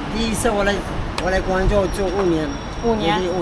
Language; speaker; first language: Chinese; non-native, learner; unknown